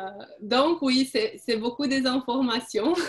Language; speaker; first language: French; non-native, fluent; Portuguese